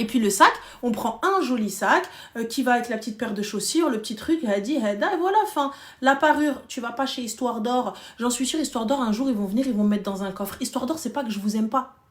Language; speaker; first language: French; early bilingual, other home language; Arabic